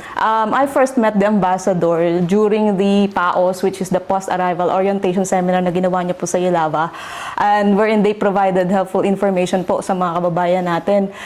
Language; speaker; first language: Filipino; native; Filipino